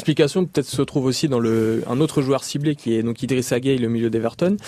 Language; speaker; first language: French; native; French